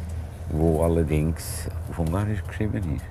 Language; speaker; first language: German; non-native, fluent; Hungarian